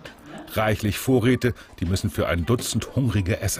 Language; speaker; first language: German; native; German